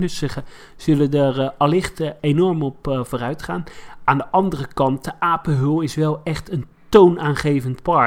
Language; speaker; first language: Dutch; native; Dutch